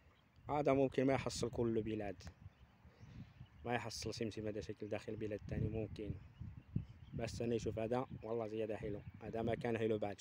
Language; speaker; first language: Arabic; non-native, learner; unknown